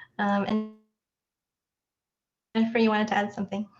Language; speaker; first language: English; native; English